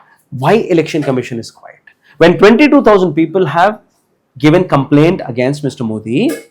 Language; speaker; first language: English; non-native, local second language; Tamil